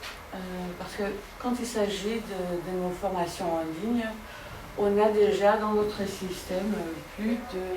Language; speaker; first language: French; non-native, fluent; Dutch